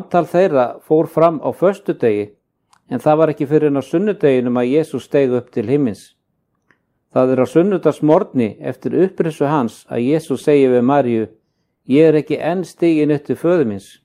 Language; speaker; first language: Icelandic; native; Icelandic